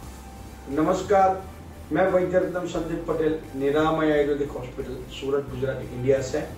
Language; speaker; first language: Hindi; non-native, local second language; Gujarati